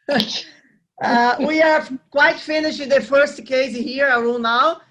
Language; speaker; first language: English; non-native, learner; Portuguese